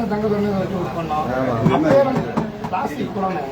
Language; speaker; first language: Tamil; native; Tamil